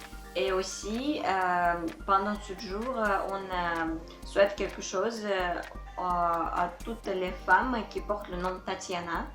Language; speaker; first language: French; non-native, fluent; Russian